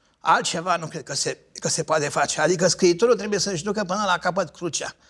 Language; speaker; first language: Romanian; native; Romanian